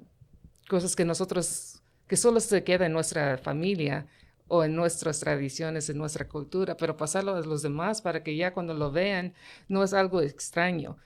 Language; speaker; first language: Spanish; early bilingual, heritage; Spanish